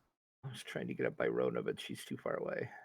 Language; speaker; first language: English; native; English